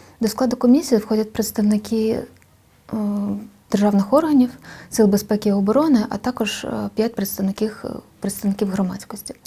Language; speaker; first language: Ukrainian; native; Ukrainian